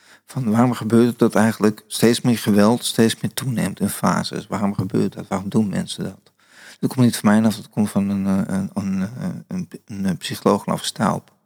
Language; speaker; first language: Dutch; native; Dutch